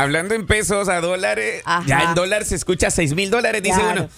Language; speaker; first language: Spanish; native; Spanish